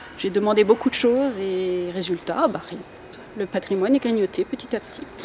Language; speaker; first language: French; native; French